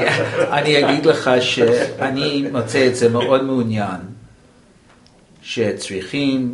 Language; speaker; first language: Hebrew; non-native, learner; English